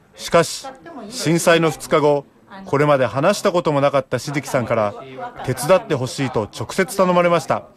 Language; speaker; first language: Japanese; native; Japanese